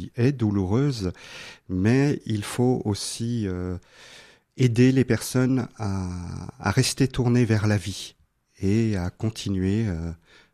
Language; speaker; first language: French; native; French